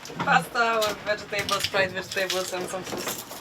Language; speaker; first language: English; non-native, fluent; Polish